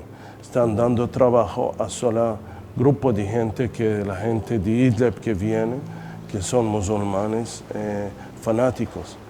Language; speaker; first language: Spanish; non-native, fluent; Arabic